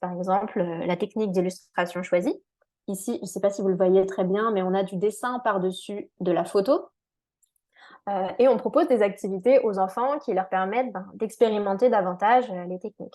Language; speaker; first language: French; native; French